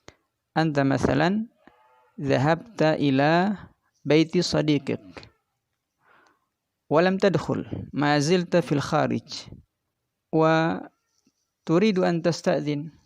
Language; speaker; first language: Arabic; non-native, fluent; Indonesian